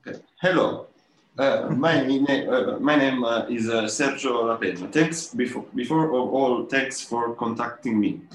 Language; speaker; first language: English; non-native, learner; Italian